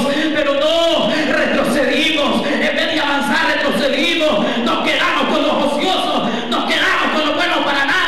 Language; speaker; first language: Spanish; native; Spanish